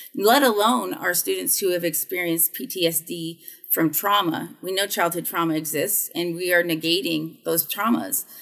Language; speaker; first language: English; native; English